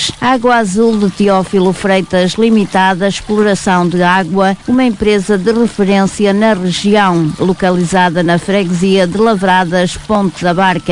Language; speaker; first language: Portuguese; native; Portuguese